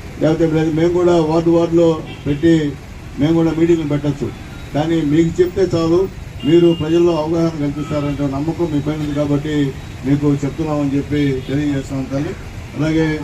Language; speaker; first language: Telugu; native; Telugu